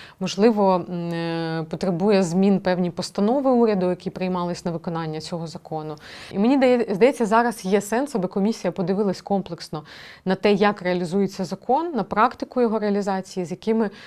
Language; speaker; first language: Ukrainian; native; Ukrainian